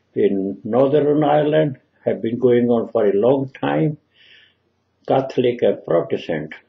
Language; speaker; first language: English; non-native, local second language; Punjabi